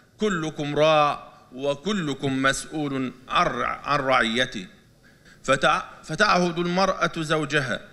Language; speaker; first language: Arabic; native; Arabic